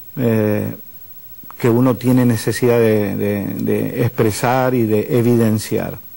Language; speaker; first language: Spanish; native; Spanish